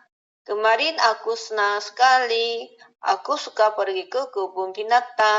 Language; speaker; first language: Indonesian; non-native, learner; Korean